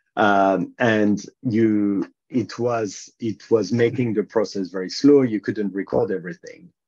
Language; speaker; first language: English; non-native, fluent; French